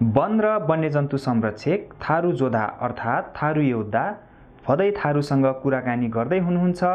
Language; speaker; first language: Nepali; non-native, local second language; Dangaura Tharu